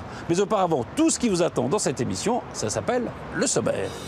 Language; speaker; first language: French; native; French